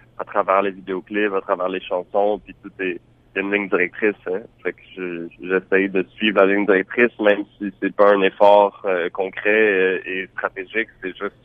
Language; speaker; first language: French; native; French